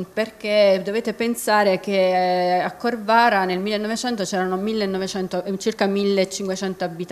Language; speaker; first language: Italian; native; Italian